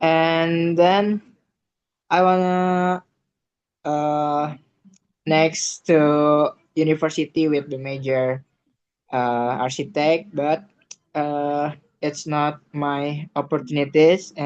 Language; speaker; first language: English; non-native, learner; Indonesian